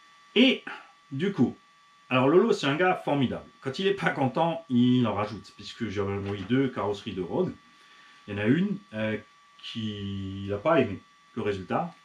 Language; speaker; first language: French; native; French